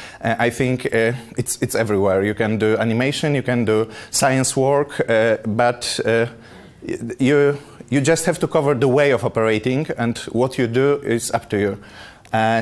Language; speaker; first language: English; non-native, fluent; Polish